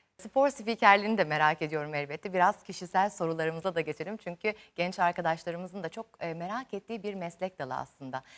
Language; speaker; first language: Turkish; native; Turkish